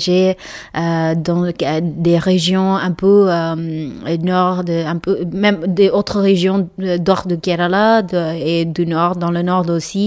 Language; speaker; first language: French; non-native, learner; Malayalam